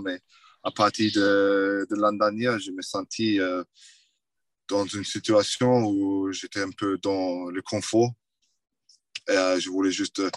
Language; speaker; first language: French; non-native, fluent; English